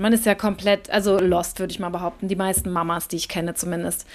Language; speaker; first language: German; native; German